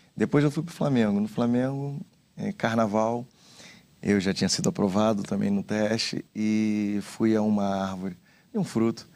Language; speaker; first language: Portuguese; native; Portuguese